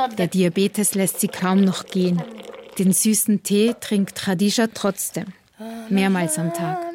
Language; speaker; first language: German; native; German